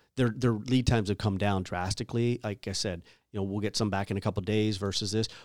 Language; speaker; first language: English; native; English